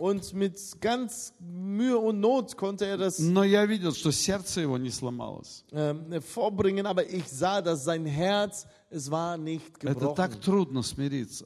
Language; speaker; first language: German; non-native, fluent; Russian